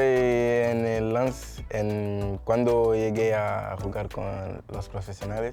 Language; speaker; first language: Spanish; non-native, learner; Portuguese